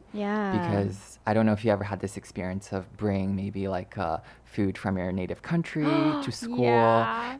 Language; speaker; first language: English; early bilingual, other home language; Chinese